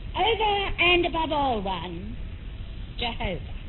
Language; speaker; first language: English; native; English